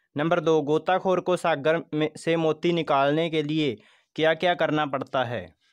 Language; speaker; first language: Hindi; non-native, local second language; Punjabi